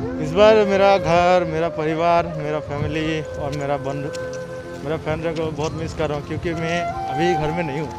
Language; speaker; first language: Hindi; non-native, local second language; Assamese